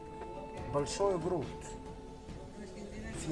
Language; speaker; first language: Russian; non-native, learner; Arabic